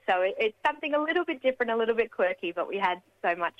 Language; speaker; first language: English; native; English